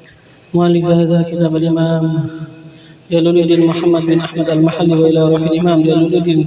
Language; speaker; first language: Arabic; non-native, fluent; Indonesian